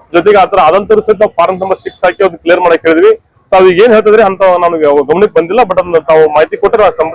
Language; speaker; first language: Kannada; native; Kannada